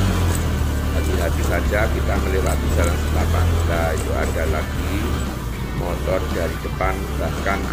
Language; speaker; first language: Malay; non-native, local second language; Javanese